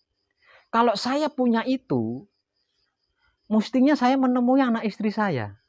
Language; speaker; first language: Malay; non-native, local second language; Javanese